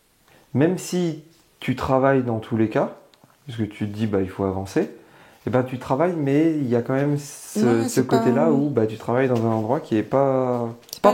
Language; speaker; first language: French; native; French